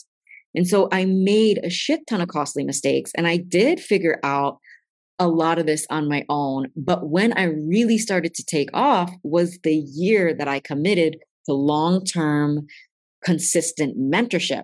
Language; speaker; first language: English; native; English